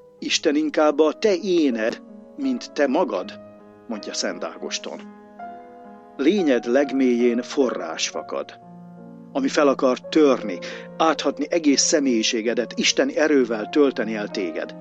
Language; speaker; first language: Hungarian; native; Hungarian